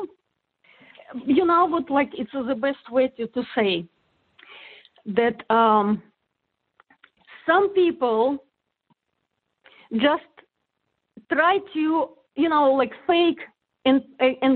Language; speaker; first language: English; non-native, fluent; Russian